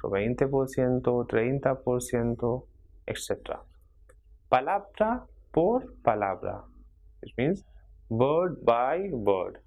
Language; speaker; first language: Spanish; non-native, fluent; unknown